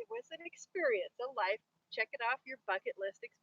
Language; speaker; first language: English; native; English